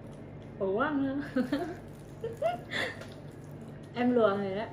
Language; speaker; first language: Chinese; non-native, learner; Vietnamese